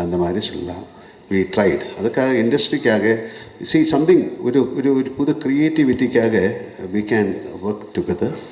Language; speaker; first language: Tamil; non-native, learner; Malayalam